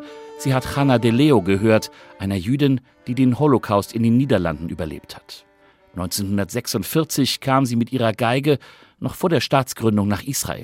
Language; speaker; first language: German; native; German